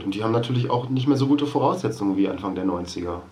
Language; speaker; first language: German; native; German